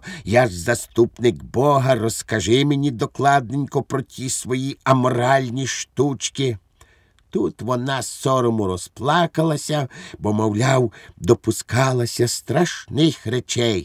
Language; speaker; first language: Ukrainian; native; Ukrainian